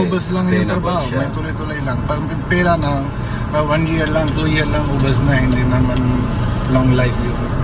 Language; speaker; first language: Filipino; non-native, learner; Punjabi